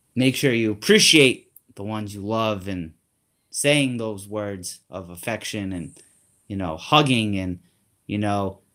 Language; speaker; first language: English; native; English